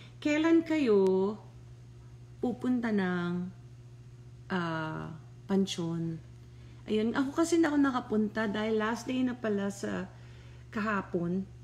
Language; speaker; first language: Filipino; native; Filipino